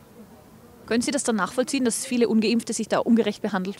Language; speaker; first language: German; native; German